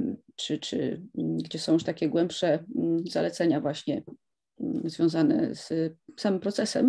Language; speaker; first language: Polish; native; Polish